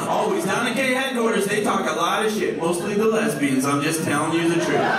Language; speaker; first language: English; native; English